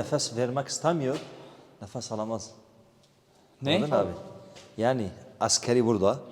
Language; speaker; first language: Turkish; non-native, learner; Arabic